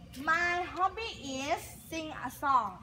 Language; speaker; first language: English; non-native, learner; Thai